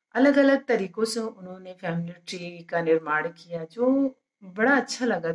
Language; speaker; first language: Hindi; native; Hindi